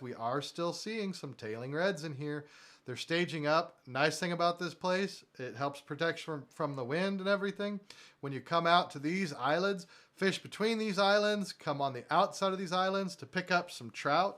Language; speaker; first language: English; native; English